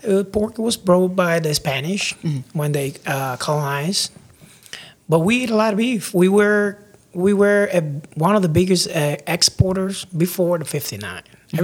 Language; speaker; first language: English; non-native, fluent; Spanish